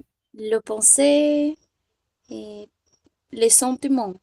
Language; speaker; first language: French; non-native, learner; Portuguese